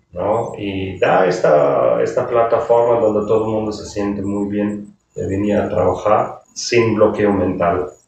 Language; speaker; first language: Spanish; non-native, fluent; German